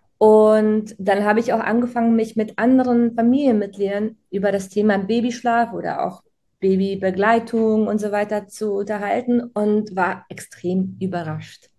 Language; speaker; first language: German; early bilingual, other home language; Croatian